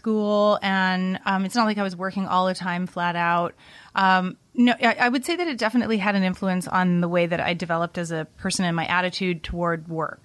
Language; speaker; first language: English; native; English